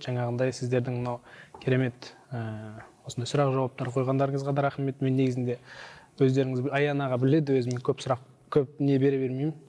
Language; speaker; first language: Kazakh; non-native, local second language; Uzbek